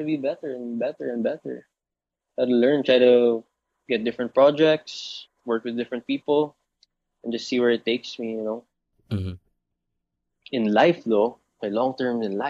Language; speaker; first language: English; non-native, local second language; Bikol